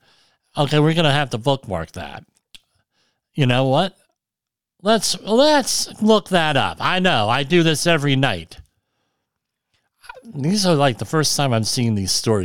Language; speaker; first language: English; native; English